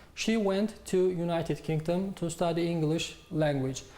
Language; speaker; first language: English; non-native, fluent; Azerbaijani